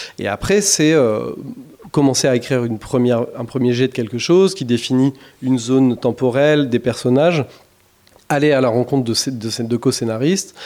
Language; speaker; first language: French; native; French